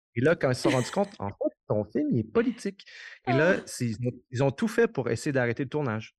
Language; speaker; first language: French; native; French